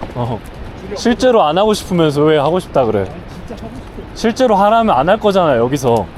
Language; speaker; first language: Korean; native; Korean